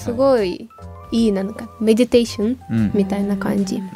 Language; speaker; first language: Japanese; non-native, fluent; Ukrainian